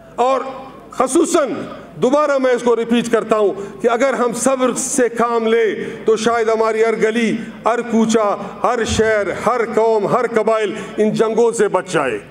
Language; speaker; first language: Urdu; non-native, local second language; Baluchi